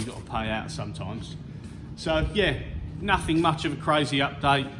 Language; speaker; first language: English; native; English